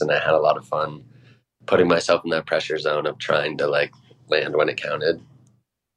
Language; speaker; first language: English; native; English